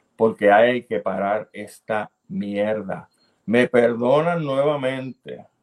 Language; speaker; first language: Spanish; native; Spanish